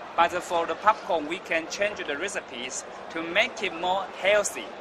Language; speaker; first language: English; non-native, learner; Chinese